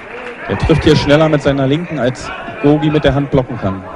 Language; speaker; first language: German; native; German